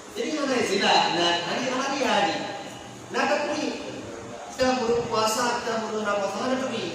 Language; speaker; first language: Malay; non-native, local second language; Achinese